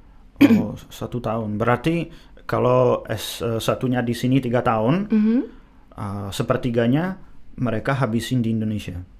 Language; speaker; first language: Indonesian; non-native, fluent; Czech